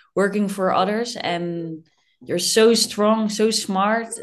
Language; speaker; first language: English; non-native, fluent; Dutch